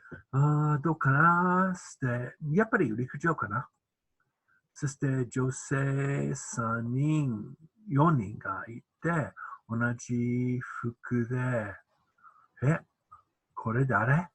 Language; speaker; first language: Japanese; non-native, learner; English